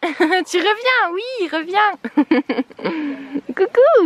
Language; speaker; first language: French; native; French